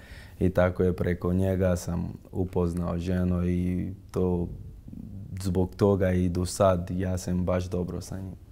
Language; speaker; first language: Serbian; non-native, fluent; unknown